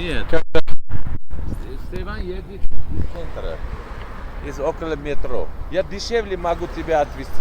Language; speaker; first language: Russian; non-native, learner; Armenian